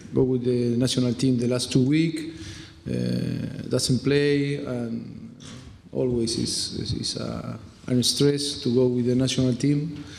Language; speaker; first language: English; non-native, fluent; Spanish